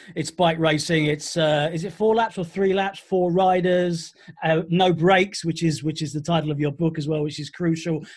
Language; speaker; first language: English; native; English